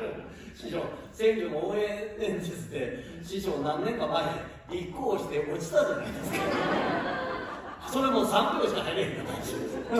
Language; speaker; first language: Japanese; native; Japanese